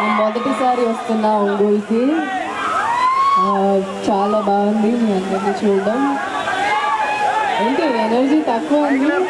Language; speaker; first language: Telugu; non-native, fluent; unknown